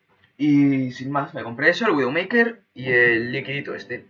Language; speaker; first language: Spanish; native; Spanish